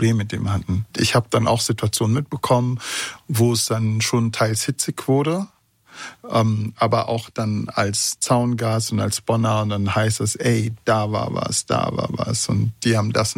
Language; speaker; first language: German; early bilingual, other home language; Kurdish